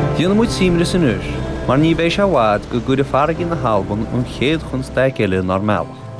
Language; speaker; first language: Irish; native; Irish